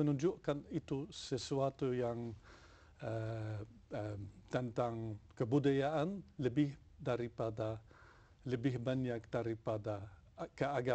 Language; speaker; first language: Indonesian; non-native, fluent; Dutch